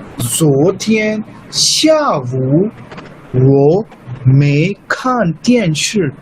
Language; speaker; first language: Chinese; non-native, fluent; Urdu